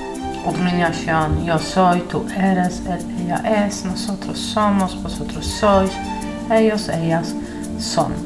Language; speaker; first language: Spanish; non-native, fluent; Polish